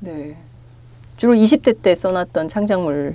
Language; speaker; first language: Korean; native; Korean